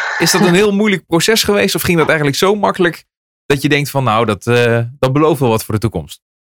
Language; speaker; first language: Dutch; native; Dutch